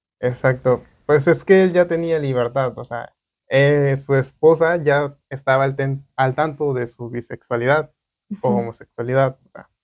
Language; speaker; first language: Spanish; native; Spanish